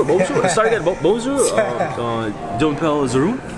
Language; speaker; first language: French; non-native, learner; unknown